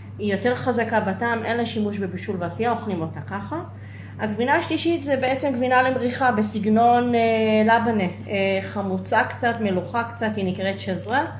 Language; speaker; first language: Hebrew; non-native, local second language; Adyghe